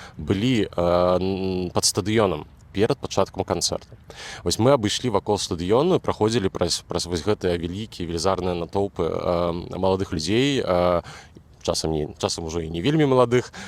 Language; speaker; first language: Belarusian; native; Belarusian